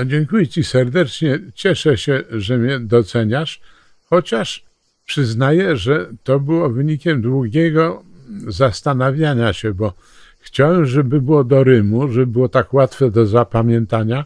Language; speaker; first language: Polish; native; Polish